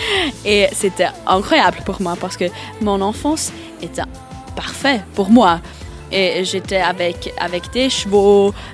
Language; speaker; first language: French; non-native, learner; German